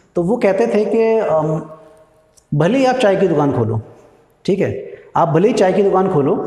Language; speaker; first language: Hindi; native; Hindi